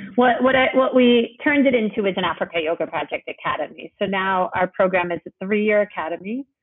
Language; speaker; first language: English; native; English